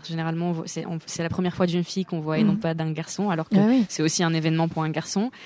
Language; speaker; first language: French; non-native, local second language; Arabic